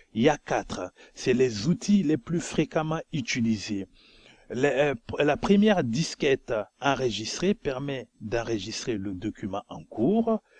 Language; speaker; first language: French; non-native, local second language; Bambara